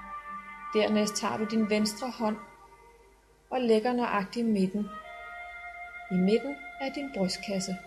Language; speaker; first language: Danish; native; Danish